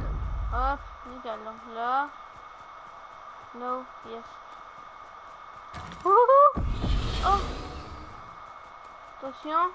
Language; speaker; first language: French; native; French